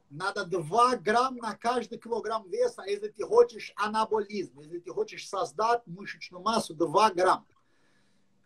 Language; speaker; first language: Russian; non-native, learner; English